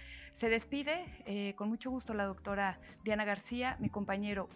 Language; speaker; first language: Spanish; native; Spanish